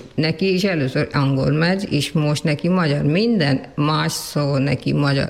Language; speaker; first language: Hungarian; non-native, learner; Urdu